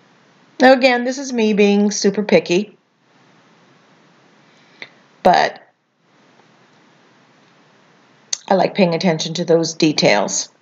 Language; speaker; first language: English; native; English